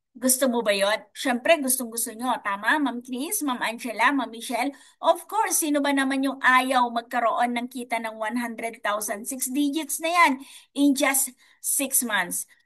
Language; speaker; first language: Filipino; non-native, local second language; Iloko